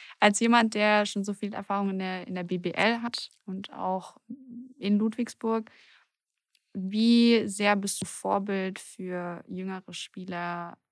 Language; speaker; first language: German; native; German